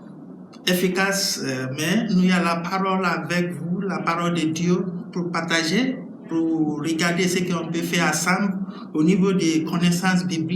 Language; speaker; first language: French; non-native, learner; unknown